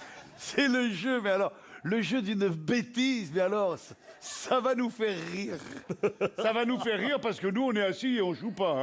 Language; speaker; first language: French; native; French